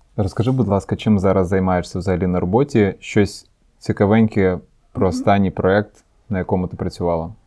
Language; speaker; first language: Ukrainian; non-native, local second language; Russian